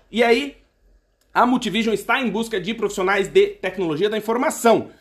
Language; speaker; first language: Portuguese; native; Portuguese